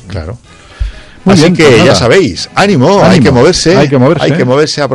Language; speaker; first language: Spanish; native; Spanish